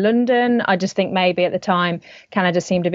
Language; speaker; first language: English; native; English